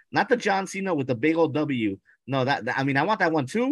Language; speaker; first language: English; early bilingual, other home language; Spanish